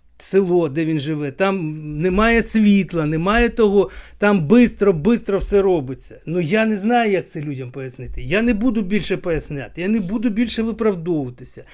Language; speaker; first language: Ukrainian; native; Ukrainian